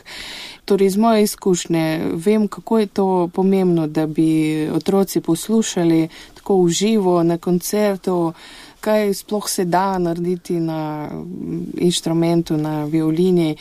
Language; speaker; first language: Slovenian; non-native, fluent; Russian